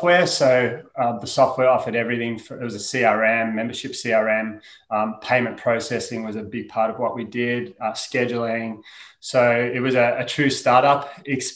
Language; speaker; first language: English; native; English